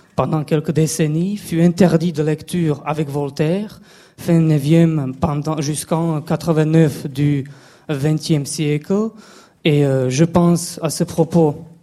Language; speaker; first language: French; non-native, fluent; Slovak